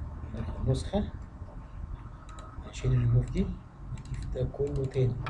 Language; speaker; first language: Arabic; native; Arabic